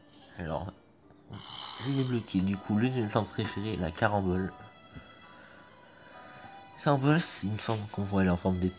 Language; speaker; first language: French; native; French